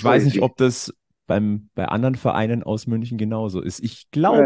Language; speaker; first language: German; native; German